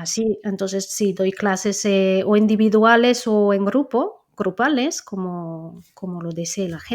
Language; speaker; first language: Spanish; non-native, fluent; French